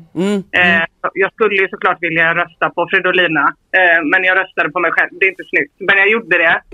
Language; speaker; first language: Swedish; native; Swedish